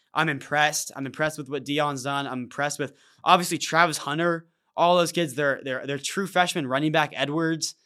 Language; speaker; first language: English; native; English